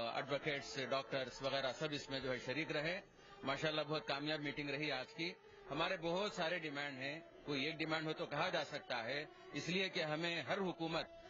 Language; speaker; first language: Urdu; native; Urdu